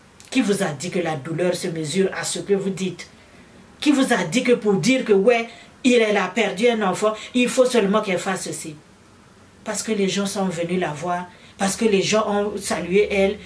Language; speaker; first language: French; non-native, local second language; Lingala